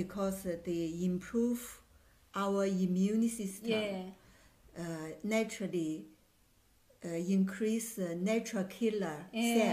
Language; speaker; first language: English; non-native, learner; Chinese